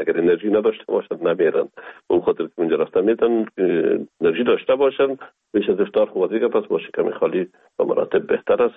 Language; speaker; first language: Persian; native; Persian